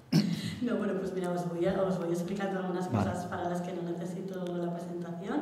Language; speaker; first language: Spanish; native; Spanish